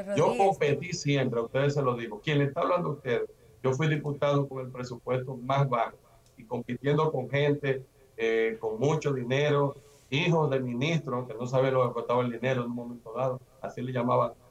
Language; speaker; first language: Spanish; native; Spanish